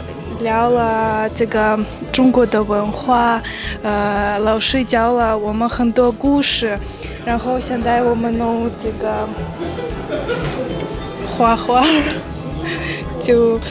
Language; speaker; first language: Chinese; non-native, learner; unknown